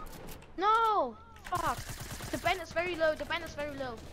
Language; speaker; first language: English; non-native, learner; German